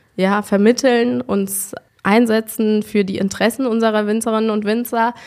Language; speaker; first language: German; native; German